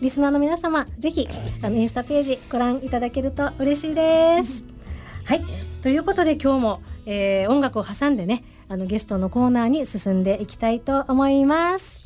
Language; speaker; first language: Japanese; native; Japanese